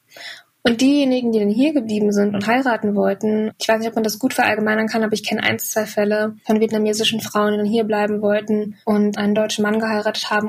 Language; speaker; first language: German; native; German